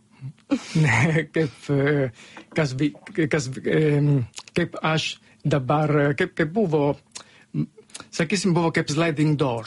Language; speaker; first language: Lithuanian; non-native, learner; Italian